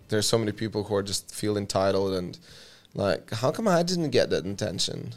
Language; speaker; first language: English; non-native, fluent; Russian